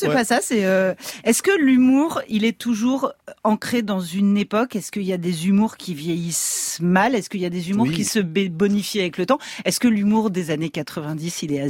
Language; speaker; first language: French; native; French